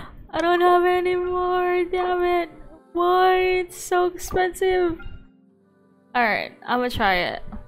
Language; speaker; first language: English; non-native, local second language; Filipino